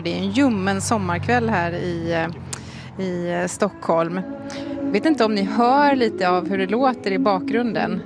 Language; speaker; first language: Swedish; native; Swedish